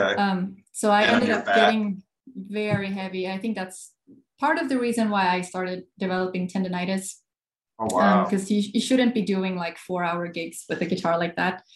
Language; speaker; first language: English; non-native, fluent; Swedish